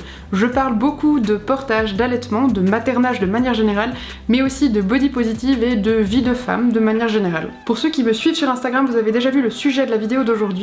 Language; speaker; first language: French; native; French